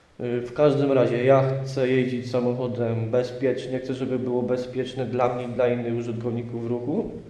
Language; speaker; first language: Polish; native; Polish